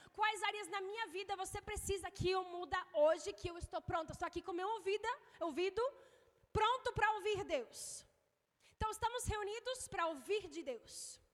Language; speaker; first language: Portuguese; non-native, fluent; English